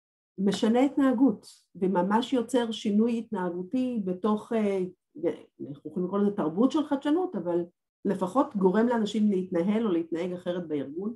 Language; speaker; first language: Hebrew; native; Hebrew